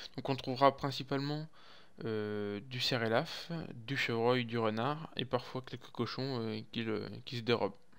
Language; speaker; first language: French; native; French